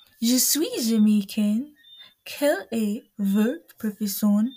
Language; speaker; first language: French; non-native, learner; English